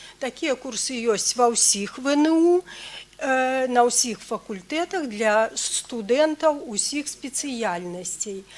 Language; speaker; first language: Belarusian; native; Belarusian